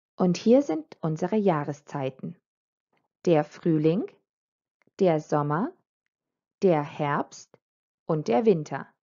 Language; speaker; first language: German; non-native, fluent; Croatian